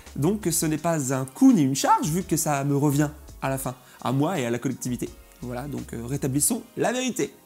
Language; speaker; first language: French; native; French